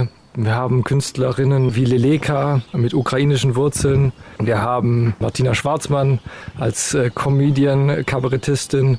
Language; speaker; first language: German; native; German